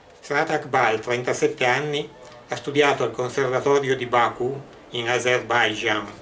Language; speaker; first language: Italian; native; Italian